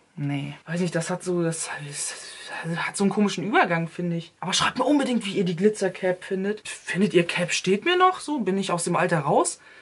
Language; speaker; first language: German; early bilingual, other home language; Turkish